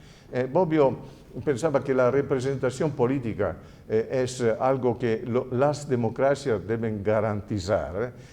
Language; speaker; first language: Spanish; non-native, fluent; Italian